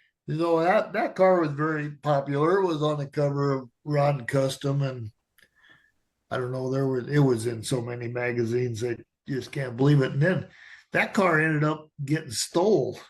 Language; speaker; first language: English; native; English